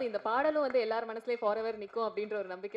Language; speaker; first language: Tamil; native; Tamil